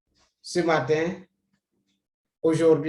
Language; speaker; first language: French; non-native, fluent; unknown